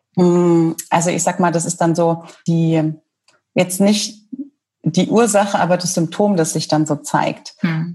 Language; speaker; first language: German; native; German